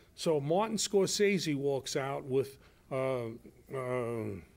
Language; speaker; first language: English; native; English